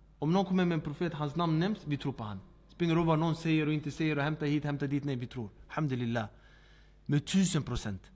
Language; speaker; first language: Swedish; early bilingual, other home language; Arabic